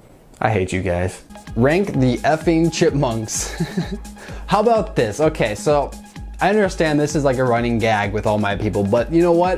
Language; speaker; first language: English; native; English